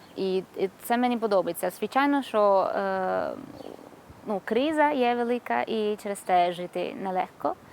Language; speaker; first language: Ukrainian; non-native, learner; Italian